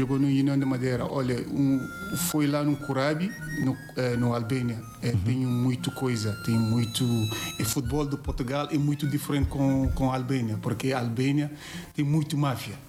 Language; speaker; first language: Portuguese; non-native, learner; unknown